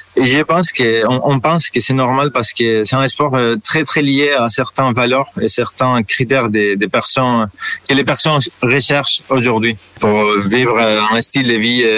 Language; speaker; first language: French; non-native, fluent; Spanish